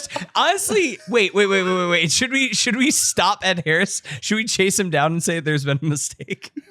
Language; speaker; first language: English; native; English